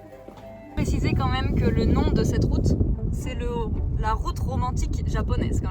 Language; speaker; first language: French; native; French